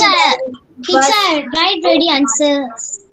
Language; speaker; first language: English; non-native, local second language; Tamil